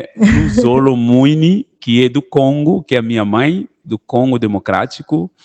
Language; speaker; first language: Portuguese; non-native, local second language; Kongo